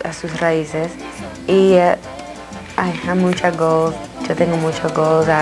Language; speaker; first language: Spanish; early bilingual, heritage; Spanish